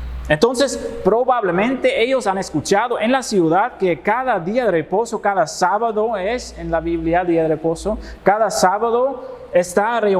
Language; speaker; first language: Spanish; non-native, fluent; Dutch